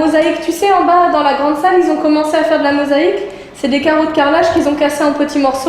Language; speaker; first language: French; native; French